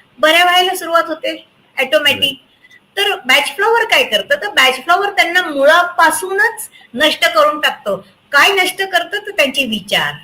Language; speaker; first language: Marathi; native; Marathi